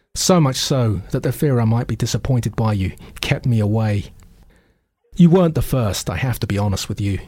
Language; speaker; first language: English; native; English